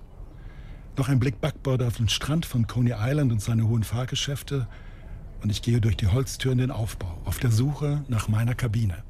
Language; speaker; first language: German; native; German